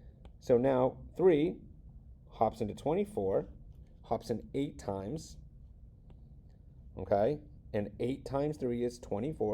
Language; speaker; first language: English; native; English